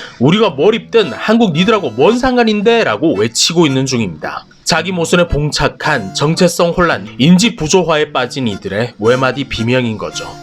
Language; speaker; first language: Korean; native; Korean